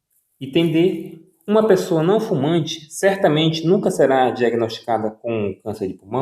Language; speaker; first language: Portuguese; native; Portuguese